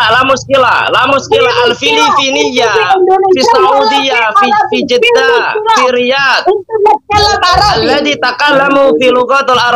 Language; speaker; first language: Arabic; non-native, learner; Indonesian